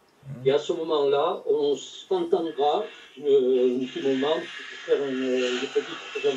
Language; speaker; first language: French; native; French